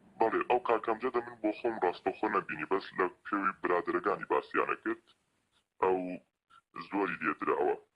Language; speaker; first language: Central Kurdish; non-native, local second language; Kurdish